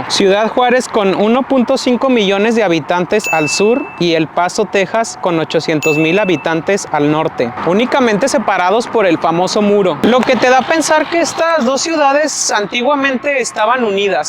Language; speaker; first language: Spanish; native; Spanish